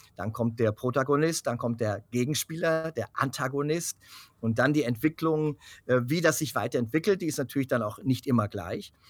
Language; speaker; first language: German; native; German